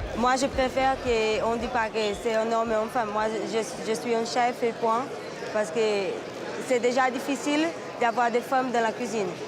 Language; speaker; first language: French; non-native, fluent; Portuguese